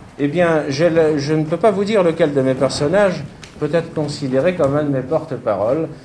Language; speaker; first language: French; native; French